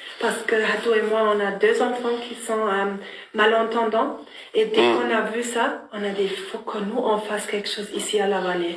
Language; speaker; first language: French; non-native, fluent; German